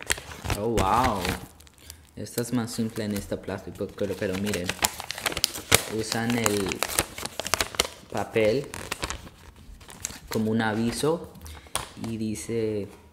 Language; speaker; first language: Spanish; early bilingual, heritage; Spanish